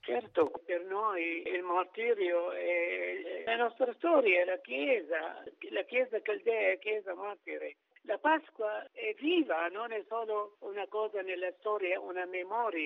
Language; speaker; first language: Italian; non-native, fluent; Arabic